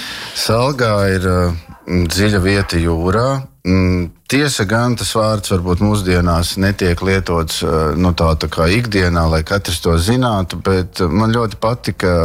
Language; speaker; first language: Latvian; native; Latvian